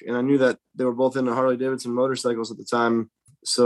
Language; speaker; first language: English; native; English